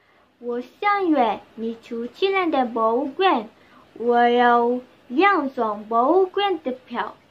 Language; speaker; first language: Chinese; non-native, learner; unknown